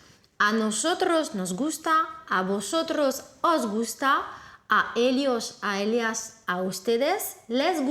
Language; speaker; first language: Spanish; non-native, fluent; French